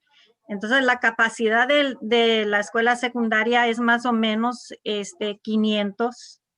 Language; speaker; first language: Spanish; non-native, local second language; English